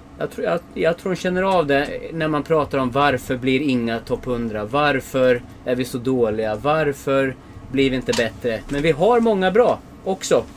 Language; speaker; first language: Swedish; native; Swedish